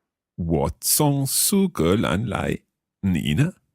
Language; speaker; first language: Chinese; non-native, learner; English